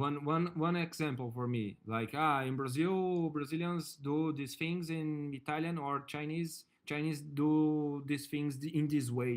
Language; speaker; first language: English; non-native, learner; Portuguese